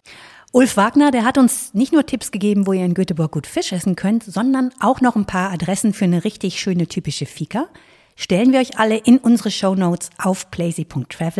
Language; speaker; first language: German; native; German